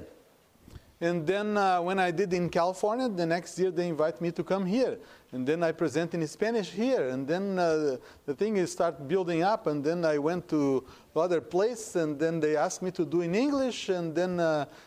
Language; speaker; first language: English; non-native, fluent; Portuguese